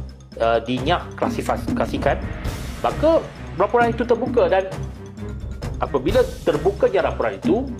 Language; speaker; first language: Malay; native; Malay